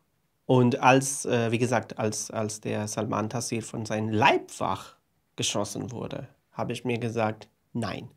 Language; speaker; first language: German; non-native, fluent; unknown